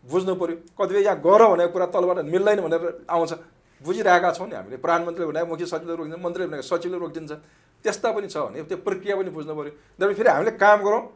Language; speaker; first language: Nepali; native; Nepali